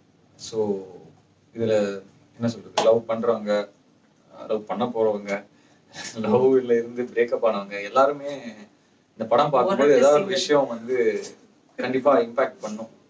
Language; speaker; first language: Tamil; native; Tamil